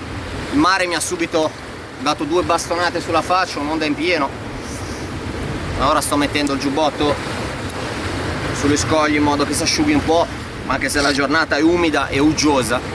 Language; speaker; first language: Italian; native; Italian